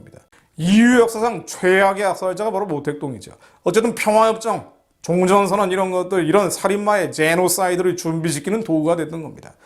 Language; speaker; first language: Korean; native; Korean